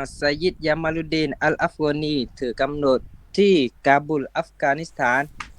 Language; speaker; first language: Thai; non-native, local second language; Pattani Malay